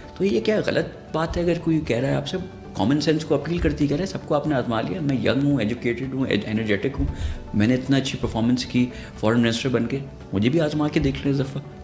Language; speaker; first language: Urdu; native; Urdu